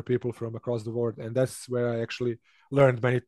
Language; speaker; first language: English; non-native, fluent; Serbian